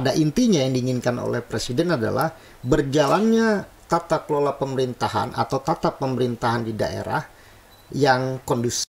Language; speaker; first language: Indonesian; native; Indonesian